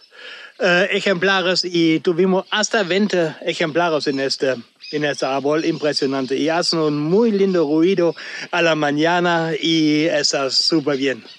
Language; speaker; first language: Spanish; non-native, local second language; German